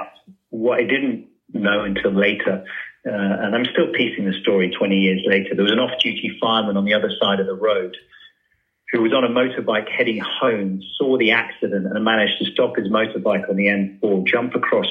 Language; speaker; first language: English; native; English